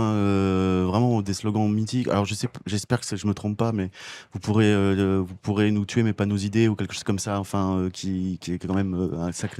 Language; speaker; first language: French; native; French